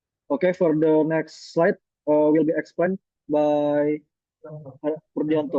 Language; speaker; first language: English; non-native, learner; Indonesian